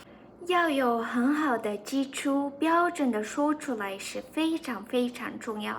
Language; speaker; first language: Chinese; non-native, fluent; Mongolian